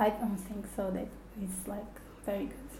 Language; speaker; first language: English; non-native, fluent; Portuguese